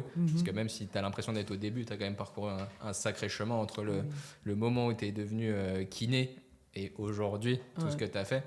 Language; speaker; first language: French; native; French